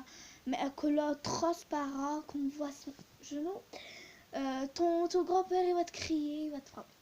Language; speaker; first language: French; early bilingual, other home language; Turkish